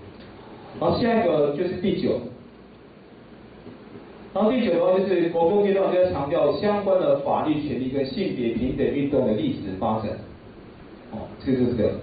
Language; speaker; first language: Chinese; native; Chinese